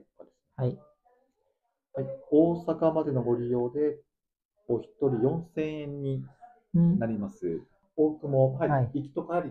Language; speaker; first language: Japanese; native; Japanese